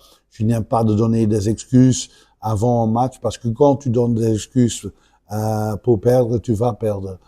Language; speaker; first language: French; non-native, local second language; Dutch